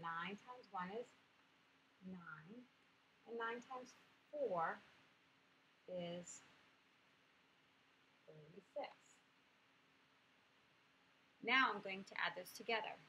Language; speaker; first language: English; native; English